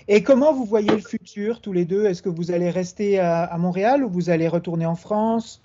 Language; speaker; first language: French; native; French